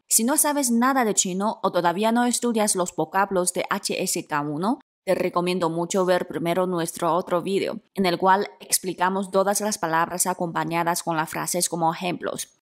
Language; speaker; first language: Spanish; non-native, fluent; Chinese